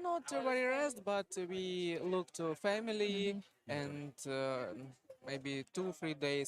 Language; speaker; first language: English; non-native, learner; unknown